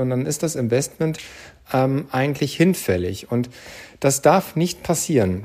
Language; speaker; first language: German; native; German